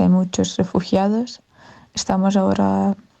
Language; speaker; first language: Spanish; non-native, fluent; Ukrainian